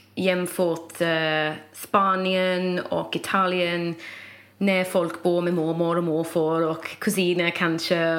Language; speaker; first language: Swedish; non-native, fluent; English